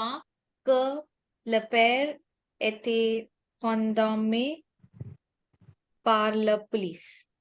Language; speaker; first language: French; non-native, learner; Hindi